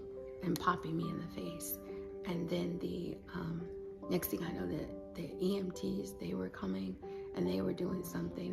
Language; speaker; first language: English; native; English